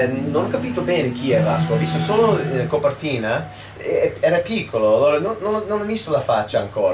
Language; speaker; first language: Italian; non-native, learner; English